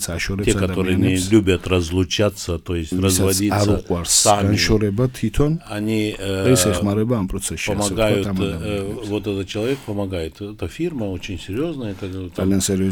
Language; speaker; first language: Russian; non-native, fluent; Romanian